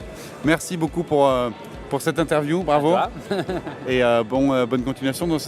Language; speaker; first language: French; native; French